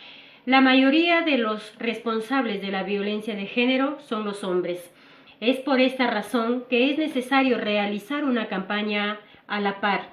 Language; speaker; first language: Spanish; native; Spanish